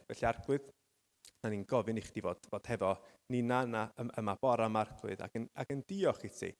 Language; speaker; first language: Welsh; native; Welsh